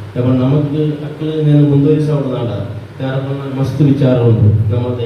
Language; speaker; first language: Kannada; non-native, local second language; Tulu